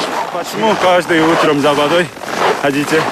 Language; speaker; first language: Russian; non-native, learner; Korean